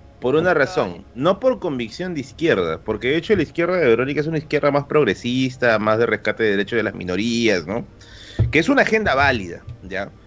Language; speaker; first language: Spanish; native; Spanish